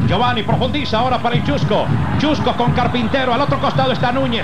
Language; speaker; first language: Spanish; native; Spanish